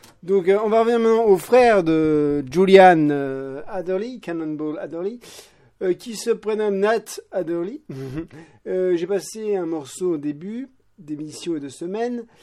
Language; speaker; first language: French; native; French